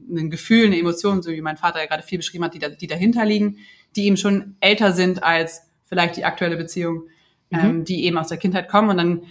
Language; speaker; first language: German; native; German